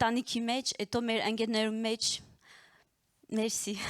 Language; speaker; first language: Armenian; early bilingual, heritage; Armenian